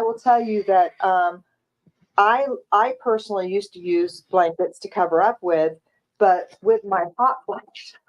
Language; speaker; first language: English; native; English